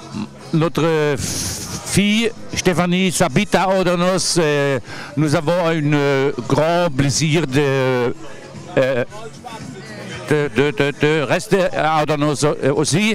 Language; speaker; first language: French; non-native, learner; German